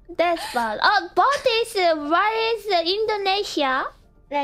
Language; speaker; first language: English; non-native, learner; Korean